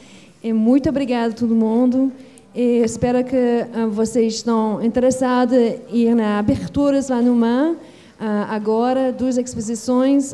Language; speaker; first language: Portuguese; non-native, fluent; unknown